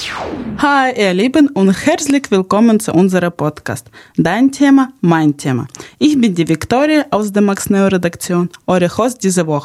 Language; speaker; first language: German; early bilingual, other home language; Ukrainian